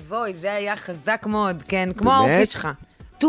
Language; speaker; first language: Hebrew; native; Hebrew